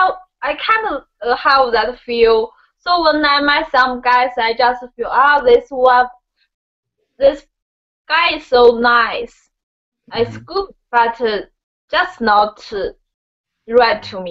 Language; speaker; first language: English; non-native, learner; Chinese